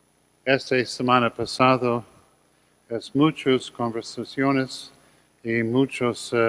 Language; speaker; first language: Spanish; non-native, learner; English